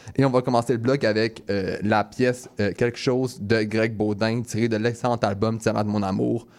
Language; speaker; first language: French; native; French